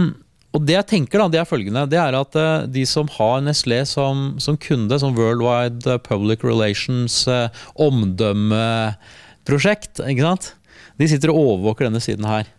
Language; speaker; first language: Norwegian; native; Norwegian